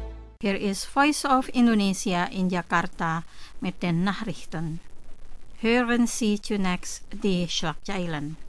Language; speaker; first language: German; non-native, fluent; Indonesian